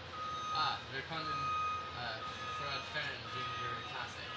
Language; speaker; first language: German; non-native, learner; English